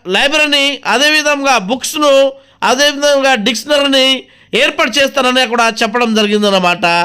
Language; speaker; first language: Telugu; native; Telugu